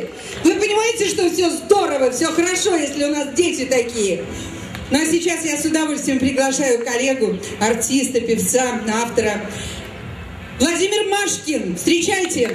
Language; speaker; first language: Russian; native; Russian